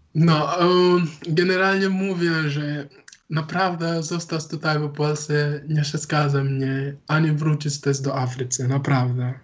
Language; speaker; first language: Polish; non-native, learner; Wolof